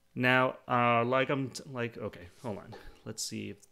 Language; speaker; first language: English; native; English